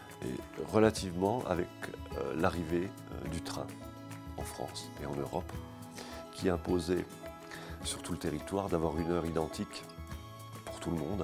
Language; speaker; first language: French; native; French